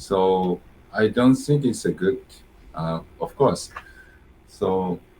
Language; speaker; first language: English; non-native, learner; Japanese